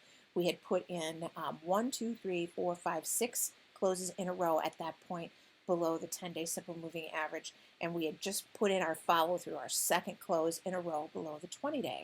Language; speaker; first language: English; native; English